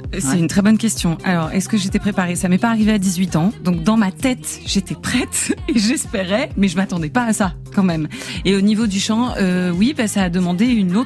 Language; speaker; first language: French; native; French